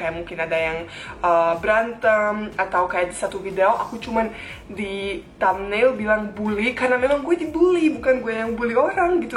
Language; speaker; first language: Indonesian; non-native, fluent; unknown